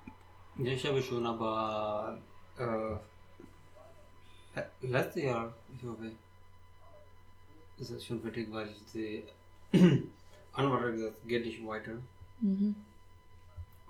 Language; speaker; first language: German; non-native, learner; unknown